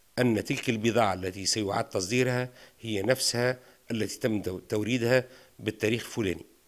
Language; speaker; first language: Arabic; native; Arabic